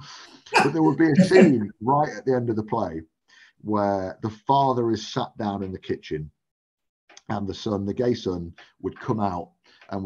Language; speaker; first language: English; native; English